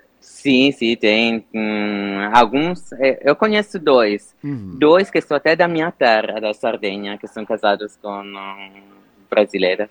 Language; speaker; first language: Portuguese; non-native, fluent; Italian